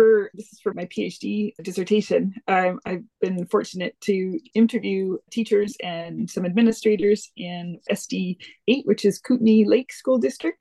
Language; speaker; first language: English; native; English